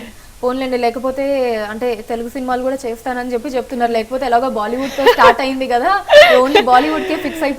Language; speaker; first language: Telugu; native; Telugu